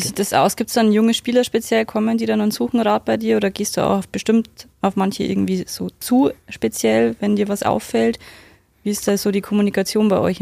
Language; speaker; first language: German; native; German